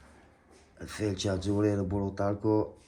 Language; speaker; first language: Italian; non-native, learner; French